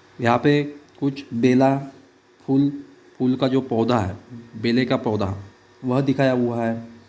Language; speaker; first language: Hindi; non-native, local second language; Marathi